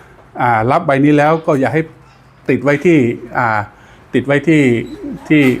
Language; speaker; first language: Thai; native; Thai